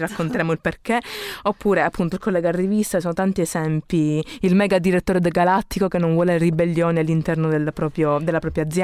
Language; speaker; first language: Italian; native; Italian